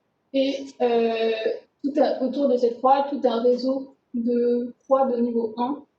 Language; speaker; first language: French; native; French